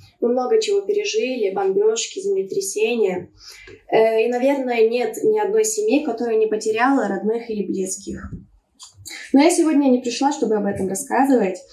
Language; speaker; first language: Russian; early bilingual, heritage; Russian